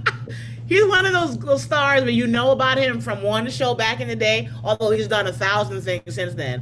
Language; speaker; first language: English; native; English